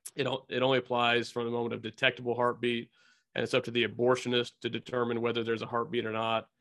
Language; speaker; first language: English; native; English